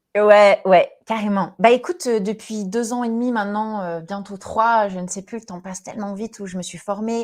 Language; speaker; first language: French; native; French